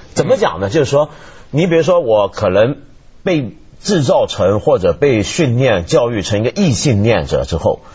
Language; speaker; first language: Chinese; native; Chinese